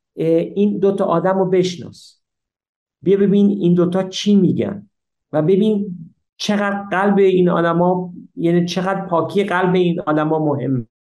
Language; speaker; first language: Persian; early bilingual, heritage; Persian